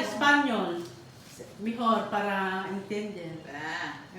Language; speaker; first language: Spanish; non-native, learner; Filipino